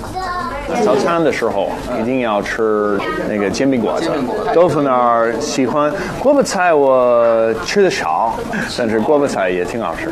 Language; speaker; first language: Chinese; non-native, fluent; English